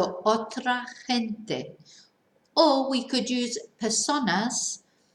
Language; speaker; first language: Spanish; non-native, fluent; English